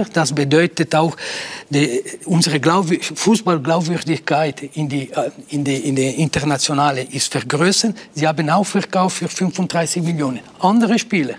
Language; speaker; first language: German; non-native, local second language; Italian